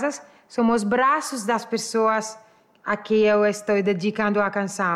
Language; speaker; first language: Portuguese; non-native, learner; Italian